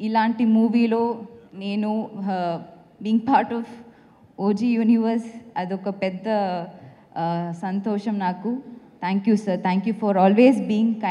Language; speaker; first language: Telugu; non-native, fluent; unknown